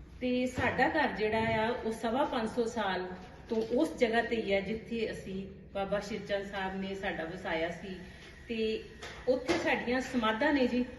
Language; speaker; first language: Punjabi; native; Punjabi